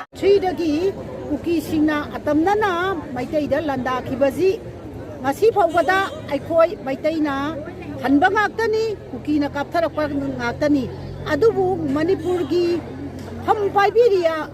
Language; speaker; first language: Manipuri; native; Manipuri